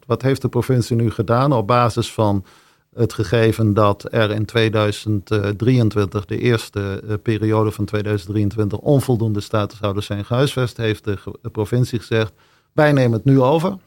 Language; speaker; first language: Dutch; native; Dutch